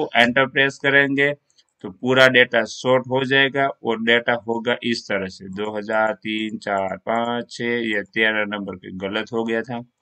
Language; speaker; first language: Hindi; non-native, local second language; Gujarati